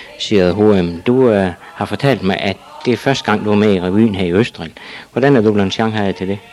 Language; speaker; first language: Danish; native; Danish